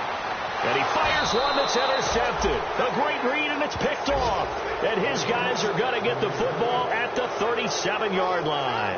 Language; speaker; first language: English; native; English